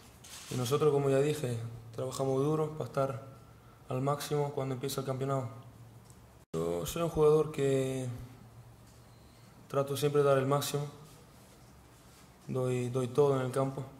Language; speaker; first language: Spanish; early bilingual, heritage; Spanish